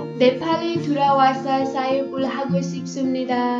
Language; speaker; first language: Korean; non-native, learner; Nepali